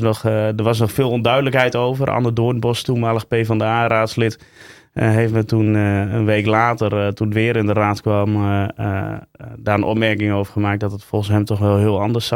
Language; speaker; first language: Dutch; native; Dutch